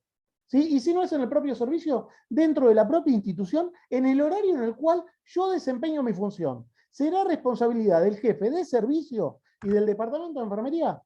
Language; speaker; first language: Spanish; native; Spanish